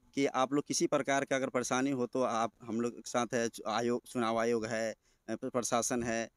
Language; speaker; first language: Hindi; native; Hindi